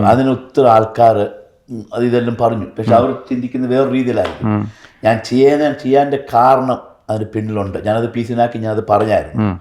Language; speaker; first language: Malayalam; early bilingual, heritage; Malayalam